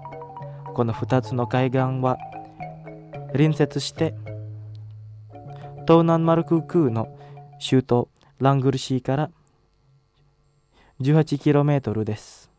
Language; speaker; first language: Japanese; non-native, fluent; Indonesian